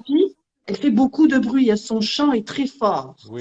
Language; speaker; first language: French; native; French